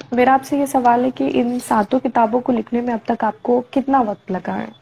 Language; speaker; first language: Hindi; native; Hindi